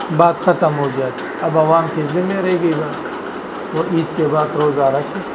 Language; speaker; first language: Urdu; non-native, local second language; Pashto